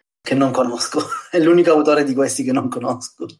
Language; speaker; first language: Italian; native; Italian